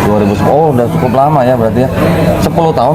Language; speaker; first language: Indonesian; native; Indonesian